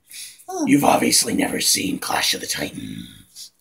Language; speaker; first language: English; native; English